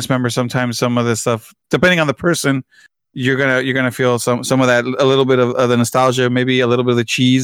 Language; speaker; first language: English; early bilingual, other home language; Spanish